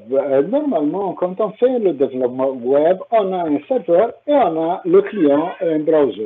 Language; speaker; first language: French; non-native, fluent; Portuguese